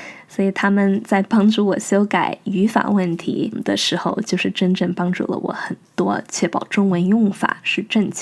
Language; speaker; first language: Chinese; early bilingual, heritage; English